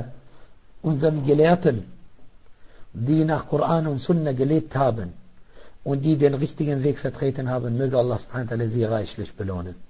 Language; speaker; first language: German; non-native, fluent; Arabic